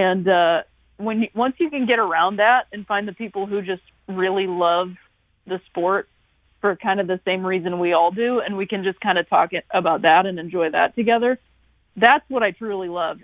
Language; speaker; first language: English; native; English